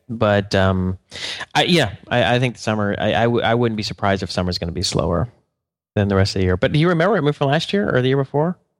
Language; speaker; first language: English; native; English